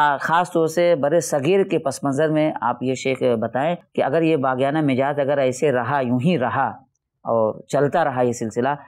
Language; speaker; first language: Urdu; native; Urdu